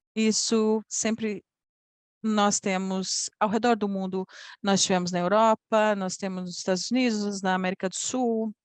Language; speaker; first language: Portuguese; non-native, fluent; Polish